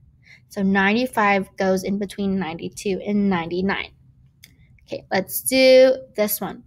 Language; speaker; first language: English; native; English